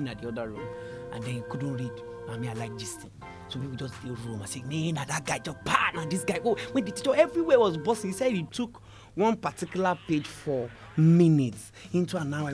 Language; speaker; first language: English; non-native, local second language; Yoruba